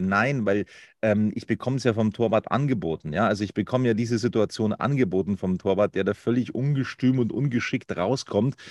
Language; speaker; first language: German; native; German